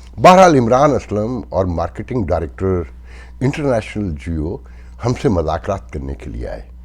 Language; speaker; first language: Urdu; native; Urdu